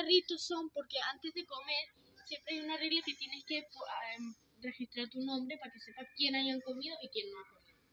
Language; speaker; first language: Spanish; early bilingual, heritage; Spanish